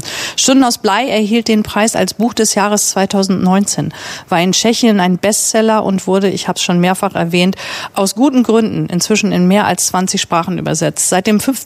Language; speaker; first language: German; native; German